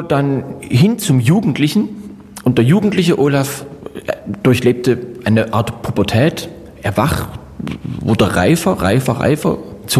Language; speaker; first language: German; native; German